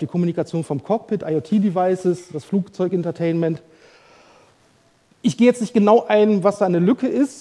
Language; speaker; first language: German; native; German